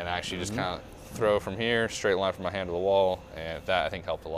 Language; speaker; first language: English; native; English